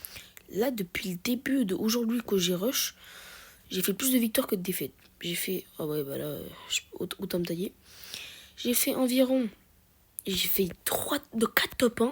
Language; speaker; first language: French; native; French